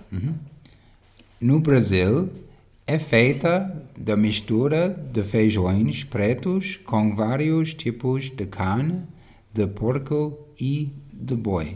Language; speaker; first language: Portuguese; non-native, learner; English